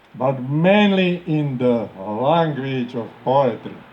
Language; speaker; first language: English; non-native, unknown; Slovak